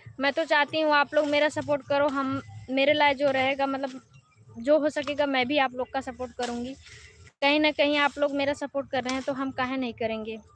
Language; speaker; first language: Hindi; native; Hindi